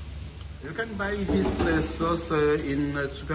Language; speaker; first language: English; non-native, learner; French